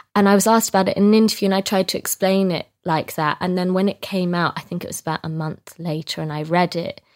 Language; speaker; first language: English; native; English